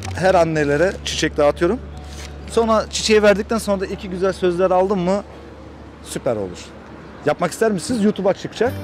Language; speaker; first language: Turkish; early bilingual, heritage; Turkish